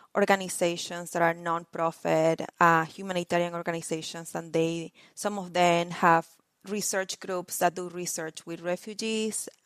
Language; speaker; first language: English; non-native, fluent; Spanish